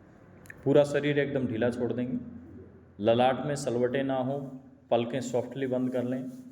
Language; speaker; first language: Hindi; native; Hindi